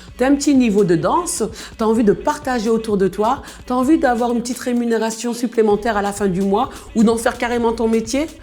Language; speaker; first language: French; early bilingual, other home language; Bambara